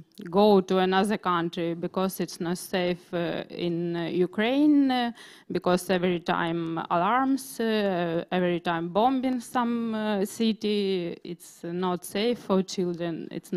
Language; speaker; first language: English; non-native, learner; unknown